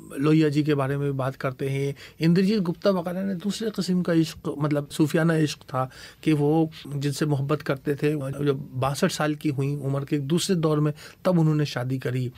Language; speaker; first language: Hindi; native; Hindi